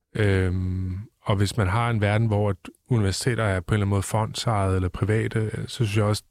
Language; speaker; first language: Danish; native; Danish